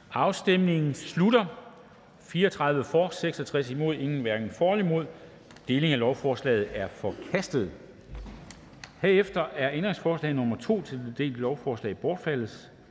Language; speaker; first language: Danish; native; Danish